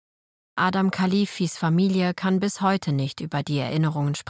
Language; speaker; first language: German; native; German